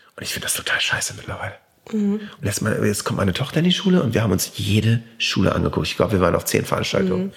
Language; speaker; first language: German; native; German